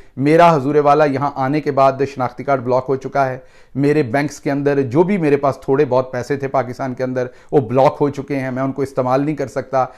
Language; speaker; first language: Urdu; non-native, local second language; Punjabi